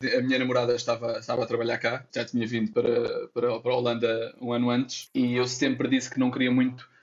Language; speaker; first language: Portuguese; native; Portuguese